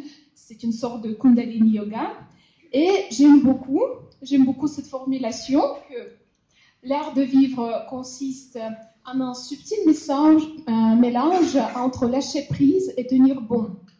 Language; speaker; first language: French; non-native, fluent; Russian